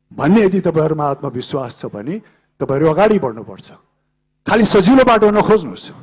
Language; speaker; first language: Nepali; native; Nepali